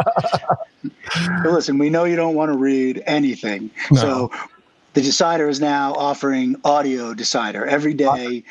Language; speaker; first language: English; native; English